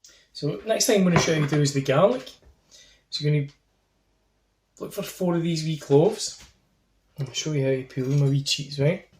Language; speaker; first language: English; native; English